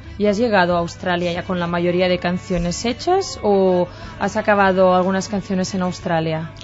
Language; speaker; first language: Spanish; non-native, local second language; Catalan